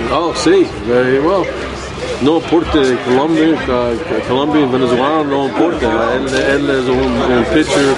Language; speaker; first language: Spanish; non-native, learner; English